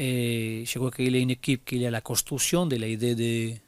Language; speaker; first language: French; non-native, learner; Spanish